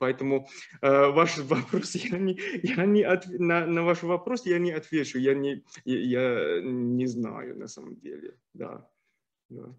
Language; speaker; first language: Russian; non-native, fluent; Chinese